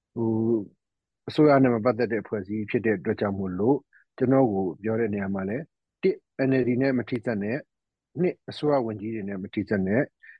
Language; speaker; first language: Burmese; native; Burmese